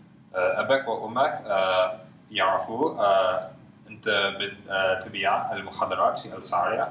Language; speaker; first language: Arabic; non-native, learner; English